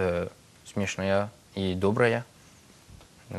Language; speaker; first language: Russian; non-native, learner; French